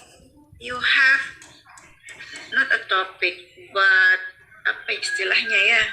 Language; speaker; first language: English; non-native, fluent; Indonesian